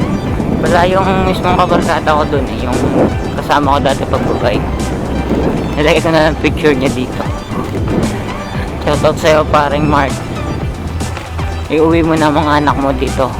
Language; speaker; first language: Filipino; native; Filipino